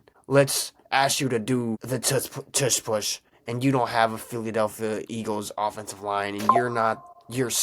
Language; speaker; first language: English; native; English